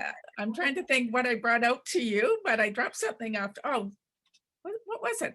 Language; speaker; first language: English; native; English